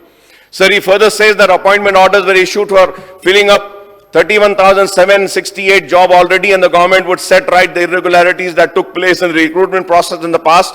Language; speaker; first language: English; non-native, local second language; Urdu